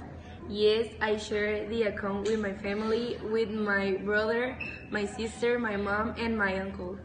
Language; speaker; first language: English; non-native, learner; Spanish